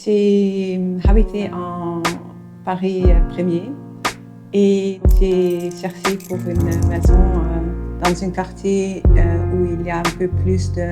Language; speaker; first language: French; non-native, fluent; Dutch